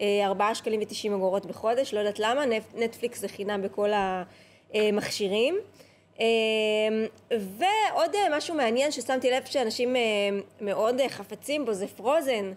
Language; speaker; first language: Hebrew; native; Hebrew